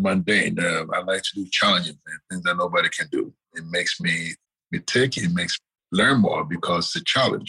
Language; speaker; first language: English; non-native, local second language; Akan